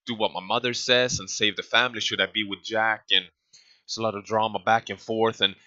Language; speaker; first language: English; non-native, fluent; Swedish